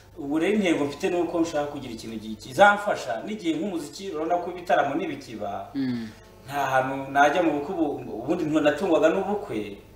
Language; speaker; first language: Kinyarwanda; native; Kinyarwanda